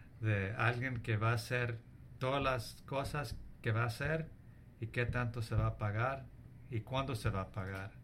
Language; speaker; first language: Spanish; early bilingual, heritage; English